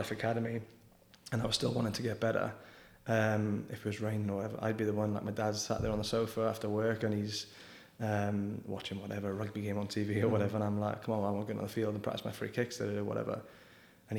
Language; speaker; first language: English; native; English